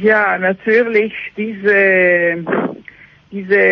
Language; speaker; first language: German; non-native, learner; Italian